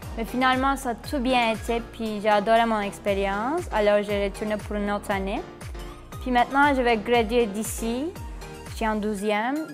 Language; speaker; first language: French; non-native, fluent; Turkish